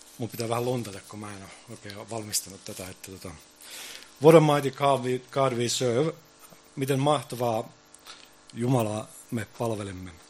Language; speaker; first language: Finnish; early bilingual, heritage; Finnish